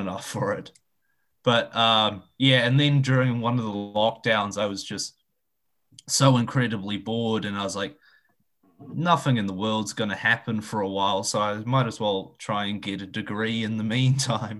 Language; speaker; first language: English; native; English